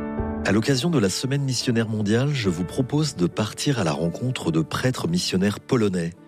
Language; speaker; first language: French; native; French